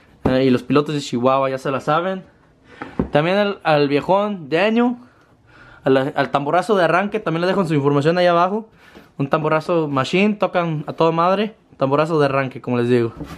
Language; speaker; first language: Spanish; early bilingual, heritage; Spanish